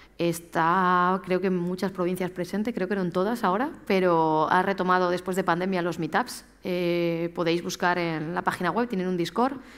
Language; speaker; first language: Spanish; native; Spanish